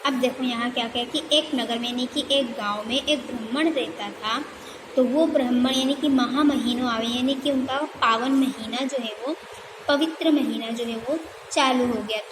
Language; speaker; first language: Hindi; non-native, local second language; Gujarati